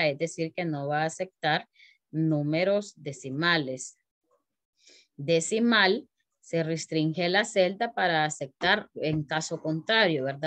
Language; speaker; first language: Spanish; native; Spanish